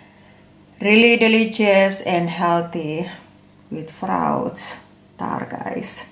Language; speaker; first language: English; non-native, learner; Indonesian